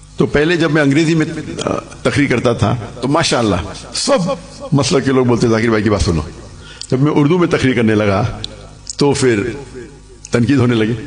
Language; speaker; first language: Urdu; non-native, local second language; Hindi